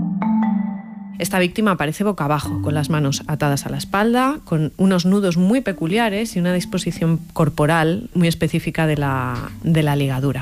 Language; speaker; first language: Spanish; native; Spanish